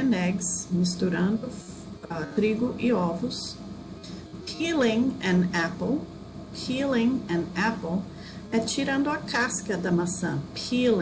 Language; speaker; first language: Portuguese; non-native, fluent; English